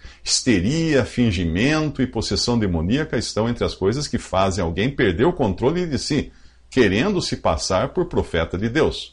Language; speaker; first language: Portuguese; native; Portuguese